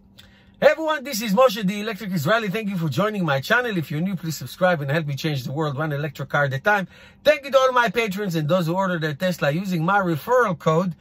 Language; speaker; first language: English; non-native, fluent; Hebrew